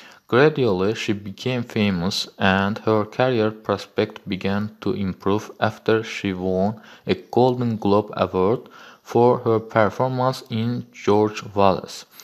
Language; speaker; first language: English; non-native, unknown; Azerbaijani